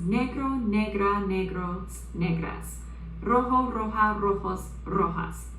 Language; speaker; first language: Spanish; non-native, fluent; English